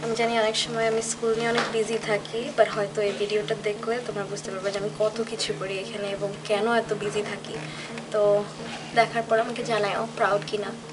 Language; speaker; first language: Bangla; early bilingual, heritage; Bangla